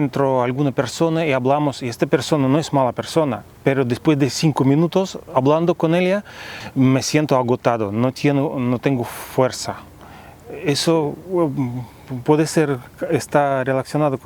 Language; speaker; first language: Spanish; non-native, fluent; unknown